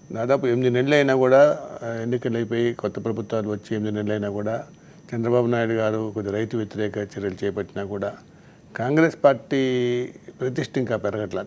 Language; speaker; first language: Telugu; native; Telugu